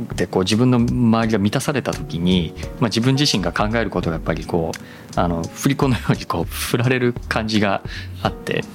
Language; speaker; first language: Japanese; native; Japanese